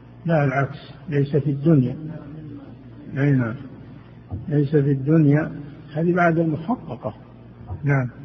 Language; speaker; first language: Arabic; native; Arabic